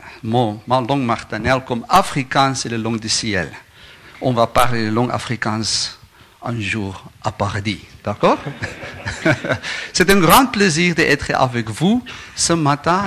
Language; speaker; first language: French; non-native, learner; Afrikaans